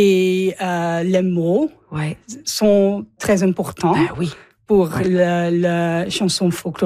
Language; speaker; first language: French; non-native, learner; English